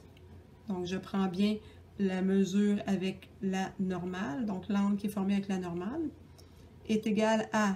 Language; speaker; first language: French; native; French